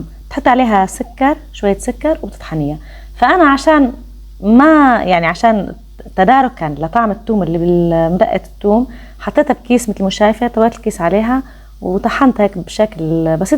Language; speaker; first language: Arabic; native; Arabic